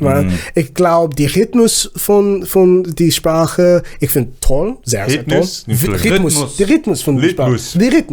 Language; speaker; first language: German; non-native, learner; Zulu